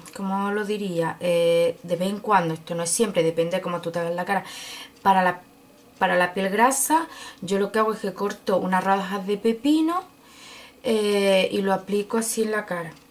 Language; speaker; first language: Spanish; native; Spanish